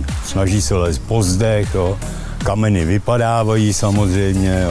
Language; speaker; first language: Czech; native; Czech